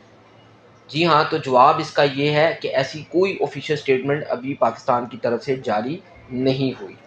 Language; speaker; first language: Urdu; non-native, local second language; Punjabi